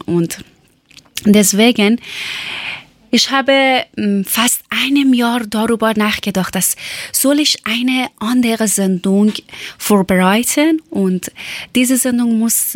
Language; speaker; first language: German; non-native, learner; Persian